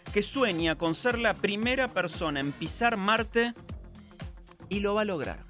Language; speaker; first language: Spanish; native; Spanish